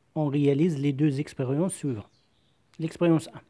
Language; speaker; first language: French; non-native, local second language; Arabic